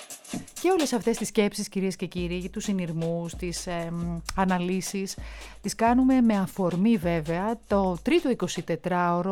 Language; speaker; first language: Greek; native; Greek